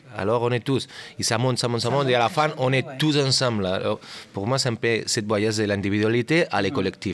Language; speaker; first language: French; non-native, learner; Catalan